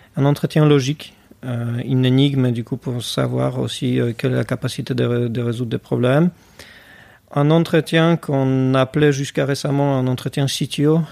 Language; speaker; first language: French; non-native, fluent; Polish